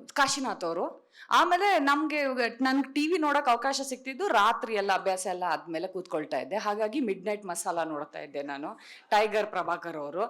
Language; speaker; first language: Kannada; non-native, local second language; Tulu